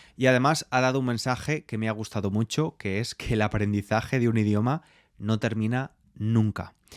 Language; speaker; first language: Spanish; native; Spanish